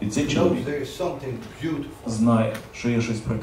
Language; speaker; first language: Ukrainian; native; Ukrainian